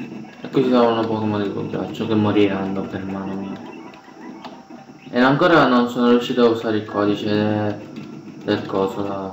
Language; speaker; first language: Italian; native; Italian